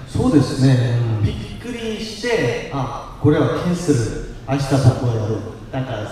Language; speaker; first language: Japanese; non-native, learner; Korean